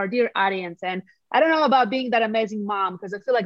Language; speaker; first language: English; non-native, fluent; Latvian